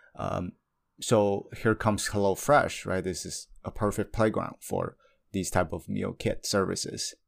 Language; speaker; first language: English; non-native, fluent; Chinese